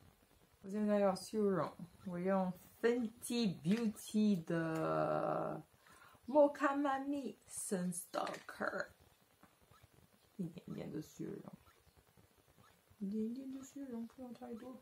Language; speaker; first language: Chinese; non-native, fluent; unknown